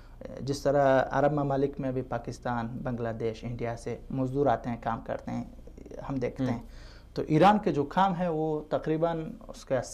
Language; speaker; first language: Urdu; non-native, fluent; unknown